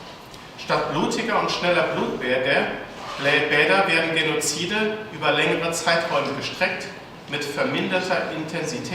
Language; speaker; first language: German; native; German